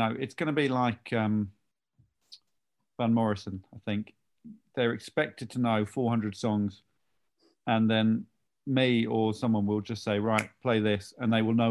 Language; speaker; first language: English; native; English